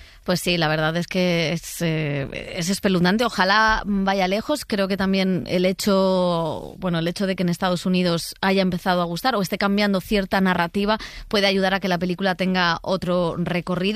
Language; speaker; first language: Spanish; native; Spanish